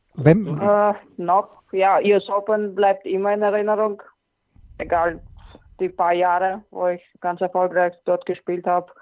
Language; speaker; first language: German; non-native, fluent; Latvian